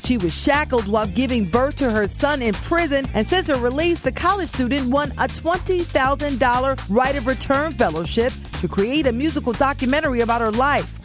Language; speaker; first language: English; native; English